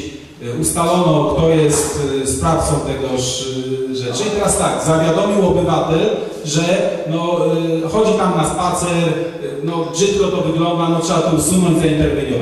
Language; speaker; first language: Polish; native; Polish